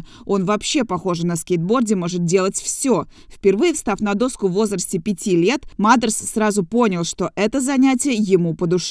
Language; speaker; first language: Russian; native; Russian